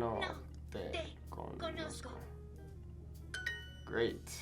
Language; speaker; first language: Spanish; non-native, fluent; English